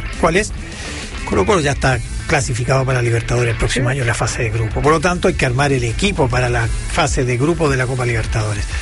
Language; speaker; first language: Spanish; native; Spanish